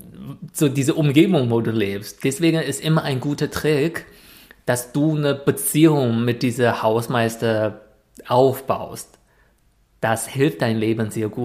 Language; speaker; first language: German; non-native, fluent; Chinese